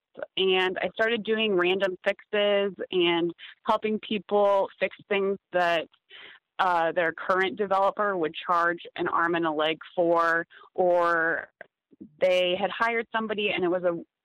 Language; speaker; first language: English; native; English